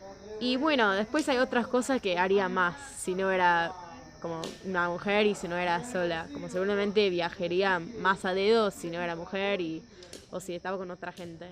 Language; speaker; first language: Spanish; non-native, fluent; English